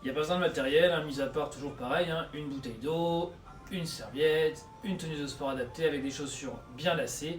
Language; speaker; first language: French; native; French